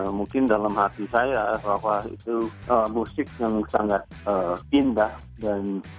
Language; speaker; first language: Indonesian; non-native, fluent; English